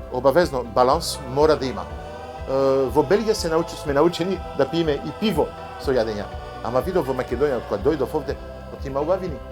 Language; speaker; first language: Macedonian; non-native, fluent; French